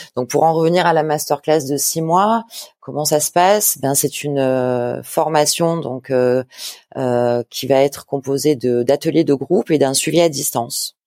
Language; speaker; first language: French; native; French